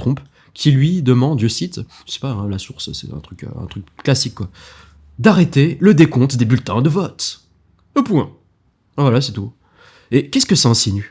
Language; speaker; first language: French; native; French